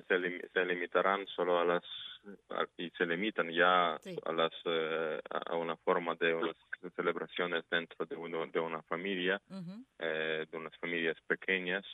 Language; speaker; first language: Spanish; non-native, fluent; Ukrainian